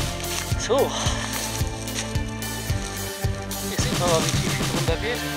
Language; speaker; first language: German; native; German